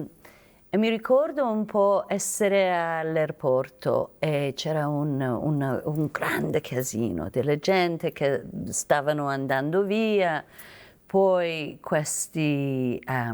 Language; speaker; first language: Italian; non-native, fluent; Persian